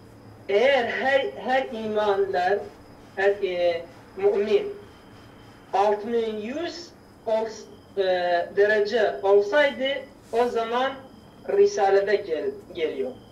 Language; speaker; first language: Turkish; non-native, learner; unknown